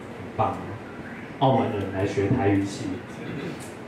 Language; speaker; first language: Chinese; native; Chinese